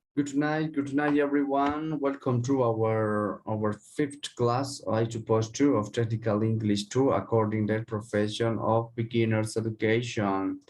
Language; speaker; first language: English; non-native, learner; Spanish